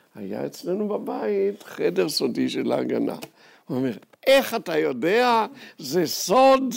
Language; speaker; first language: Hebrew; native; Hebrew